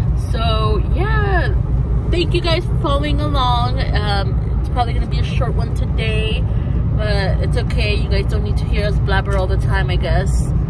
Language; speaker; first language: English; early bilingual, other home language; Spanish